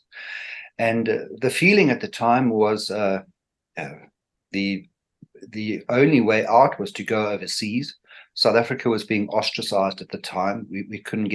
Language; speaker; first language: English; native; English